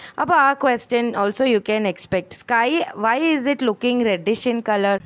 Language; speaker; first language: English; non-native, local second language; Malayalam